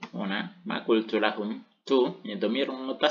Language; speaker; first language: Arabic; non-native, fluent; Indonesian